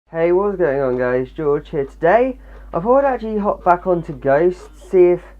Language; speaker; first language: English; native; English